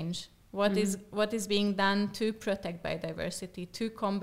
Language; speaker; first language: English; non-native, fluent; Slovak